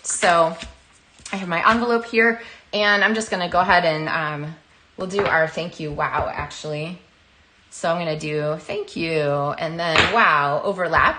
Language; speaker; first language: English; native; English